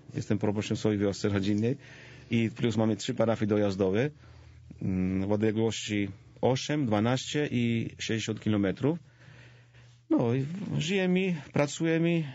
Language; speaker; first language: Polish; non-native, fluent; Georgian